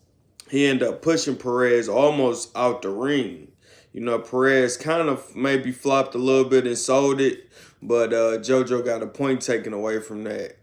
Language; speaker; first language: English; native; English